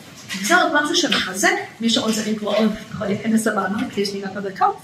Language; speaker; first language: Hebrew; native; Hebrew